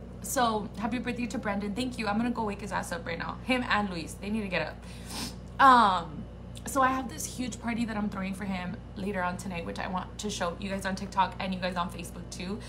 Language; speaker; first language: English; early bilingual, other home language; Spanish